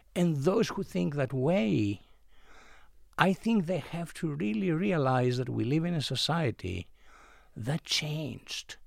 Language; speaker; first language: English; non-native, fluent; Greek